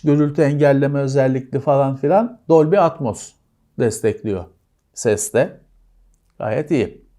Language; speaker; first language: Turkish; native; Turkish